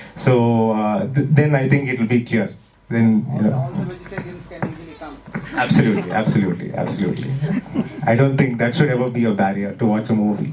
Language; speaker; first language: English; non-native, local second language; Malayalam